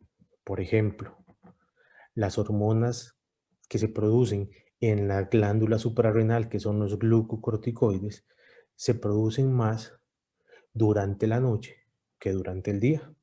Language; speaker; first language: Spanish; native; Spanish